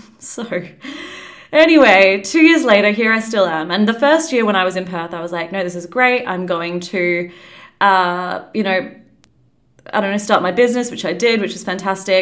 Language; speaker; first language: English; native; English